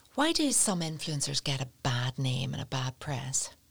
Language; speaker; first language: English; native; English